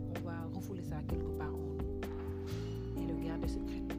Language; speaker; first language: French; non-native, local second language; Wolof